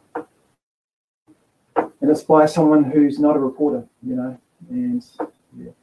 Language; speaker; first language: English; native; English